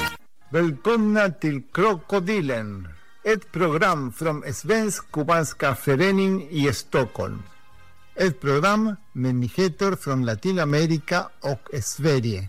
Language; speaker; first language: Swedish; non-native, fluent; Spanish